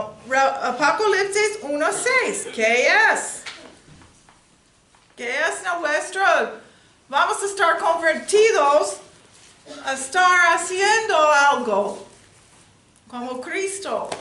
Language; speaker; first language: Spanish; non-native, learner; English